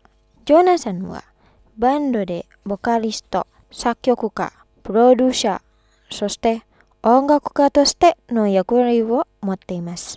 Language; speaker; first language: Japanese; non-native, fluent; Indonesian